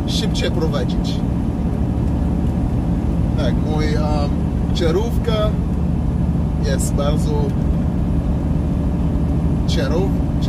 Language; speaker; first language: Polish; non-native, learner; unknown